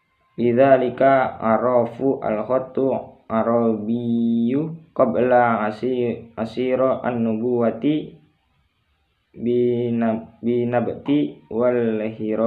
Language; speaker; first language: Arabic; non-native, learner; Indonesian